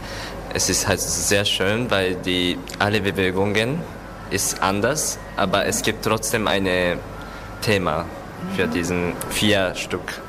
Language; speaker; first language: German; non-native, learner; Japanese